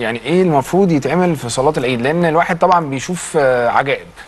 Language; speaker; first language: Arabic; native; Arabic